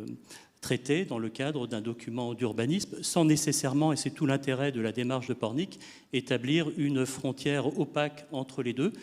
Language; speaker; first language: French; native; French